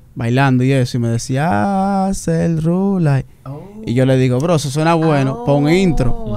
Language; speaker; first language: Spanish; early bilingual, heritage; Spanish